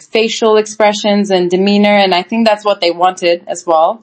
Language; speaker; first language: English; non-native, fluent; Turkish